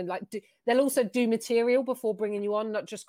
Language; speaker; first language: English; native; English